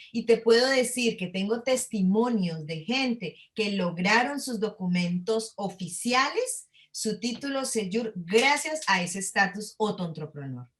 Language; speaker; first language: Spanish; native; Spanish